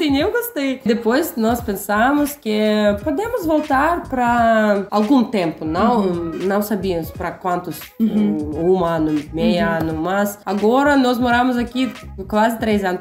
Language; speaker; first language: Portuguese; non-native, learner; Russian